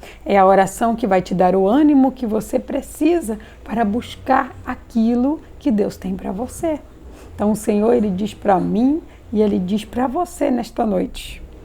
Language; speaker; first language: Portuguese; native; Portuguese